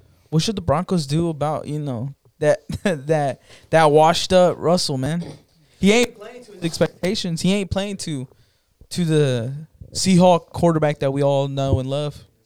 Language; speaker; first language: English; early bilingual, other home language; Spanish